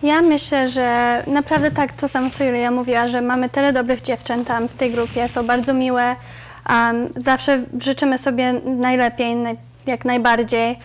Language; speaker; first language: Polish; early bilingual, other home language; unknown